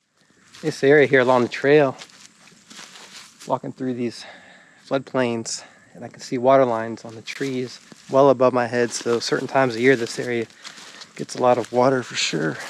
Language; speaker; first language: English; native; English